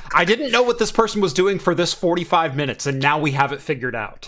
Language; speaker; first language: English; native; English